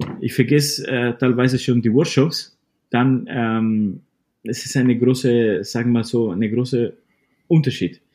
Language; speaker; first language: German; non-native, fluent; Spanish